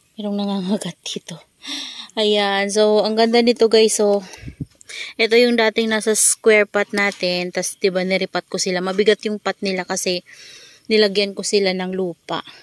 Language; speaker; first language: Filipino; native; Filipino